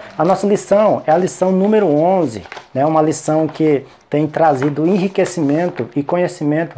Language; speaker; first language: Portuguese; native; Portuguese